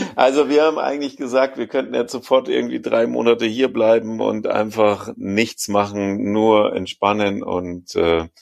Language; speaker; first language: German; native; German